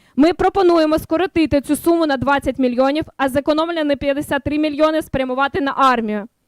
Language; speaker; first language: Ukrainian; native; Ukrainian